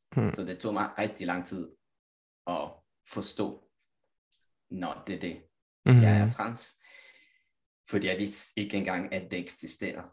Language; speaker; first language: Danish; non-native, fluent; Italian